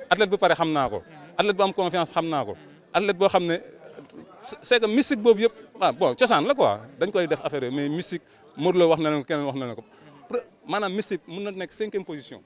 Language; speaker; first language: Wolof; non-native, local second language; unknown